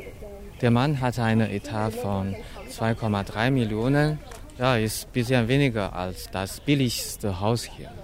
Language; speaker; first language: German; non-native, fluent; Chinese